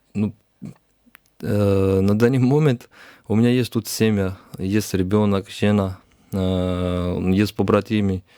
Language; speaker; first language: Ukrainian; non-native, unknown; Georgian